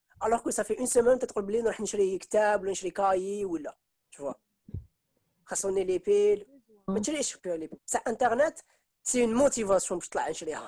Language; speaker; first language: French; non-native, local second language; Arabic